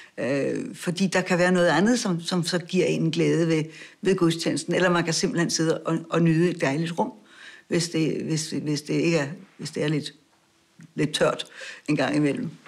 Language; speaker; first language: Danish; native; Danish